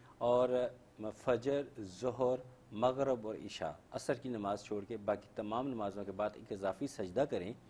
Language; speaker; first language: Urdu; native; Urdu